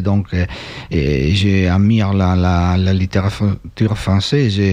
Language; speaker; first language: French; non-native, fluent; Italian